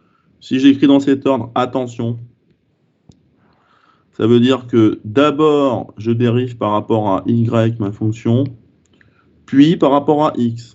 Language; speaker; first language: French; native; French